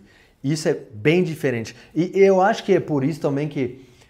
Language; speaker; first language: Portuguese; non-native, fluent; French